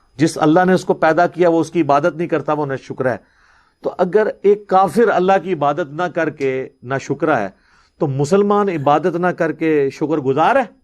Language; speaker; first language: Urdu; non-native, local second language; Punjabi